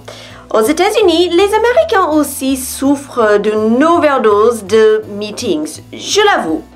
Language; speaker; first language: French; non-native, fluent; English